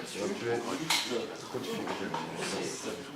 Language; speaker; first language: French; non-native, learner; Italian